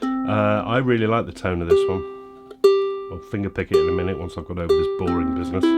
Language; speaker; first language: English; native; English